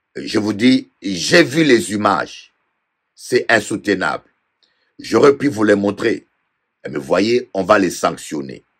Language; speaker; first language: French; non-native, local second language; Lingala